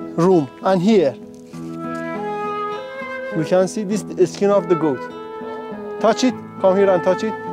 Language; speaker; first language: English; non-native, learner; Persian